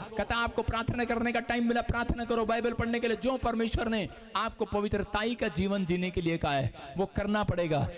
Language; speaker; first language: Hindi; non-native, local second language; Punjabi